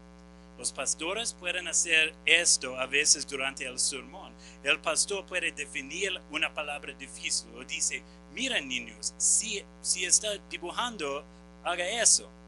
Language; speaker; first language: Spanish; non-native, fluent; English